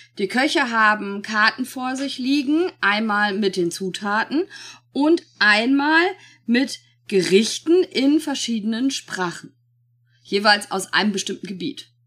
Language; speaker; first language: German; native; German